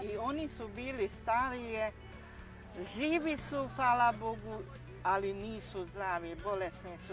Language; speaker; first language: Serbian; non-native, local second language; Hungarian